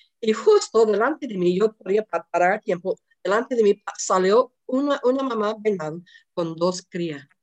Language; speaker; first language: Spanish; non-native, fluent; English